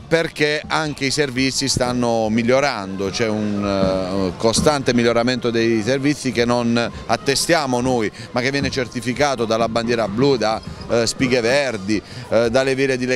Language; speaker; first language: Italian; native; Italian